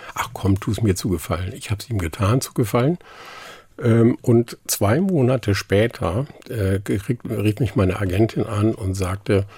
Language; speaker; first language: German; non-native, local second language; Low German